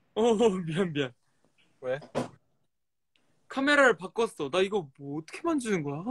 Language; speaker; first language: Korean; early bilingual, heritage; Korean